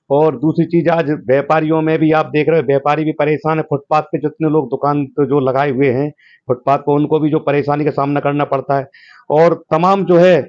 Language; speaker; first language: Hindi; native; Hindi